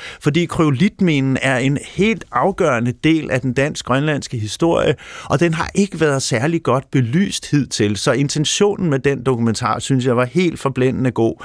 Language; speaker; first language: Danish; native; Danish